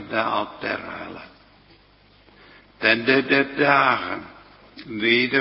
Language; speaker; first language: Dutch; native; Dutch